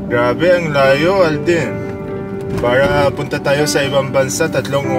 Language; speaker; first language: Filipino; non-native, learner; Arabic